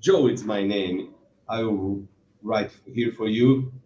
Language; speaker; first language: English; non-native, learner; Portuguese